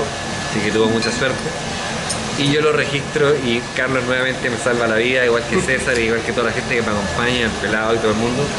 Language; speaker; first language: Spanish; native; Spanish